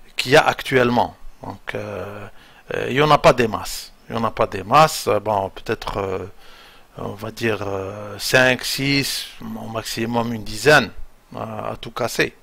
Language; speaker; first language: French; non-native, local second language; Arabic